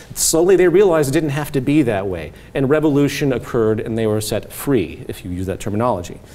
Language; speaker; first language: English; native; English